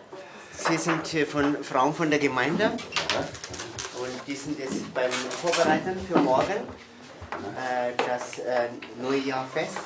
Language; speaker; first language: German; non-native, fluent; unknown